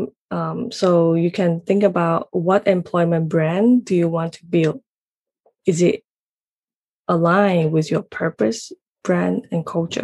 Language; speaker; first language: English; non-native, local second language; Cantonese